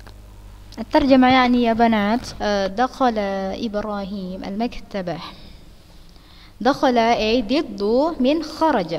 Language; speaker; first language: Arabic; non-native, fluent; Indonesian